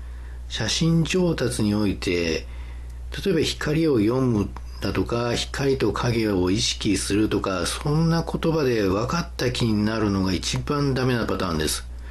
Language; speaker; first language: Japanese; native; Japanese